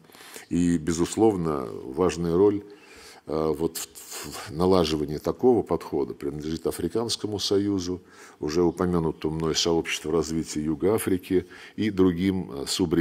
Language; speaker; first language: Russian; native; Russian